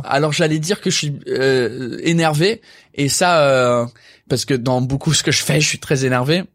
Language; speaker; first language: French; non-native, fluent; English